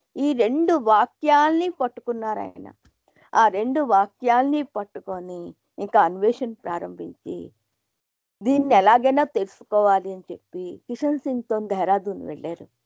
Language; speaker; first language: Telugu; non-native, local second language; Hindi